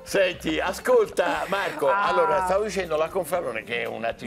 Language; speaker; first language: Italian; native; Italian